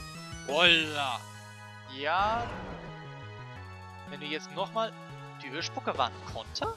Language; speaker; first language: German; native; German